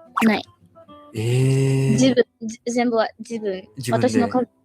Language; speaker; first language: Japanese; non-native, learner; Indonesian